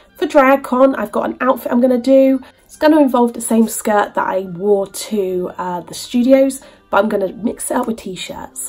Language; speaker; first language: English; native; English